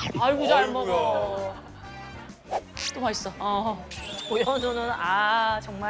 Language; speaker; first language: Korean; native; Korean